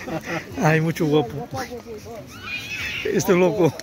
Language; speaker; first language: Spanish; non-native, learner; Bangla